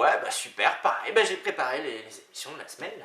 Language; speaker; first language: French; native; French